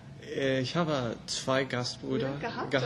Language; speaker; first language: German; non-native, learner; English